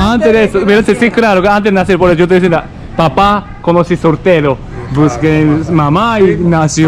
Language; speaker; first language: Spanish; non-native, learner; Japanese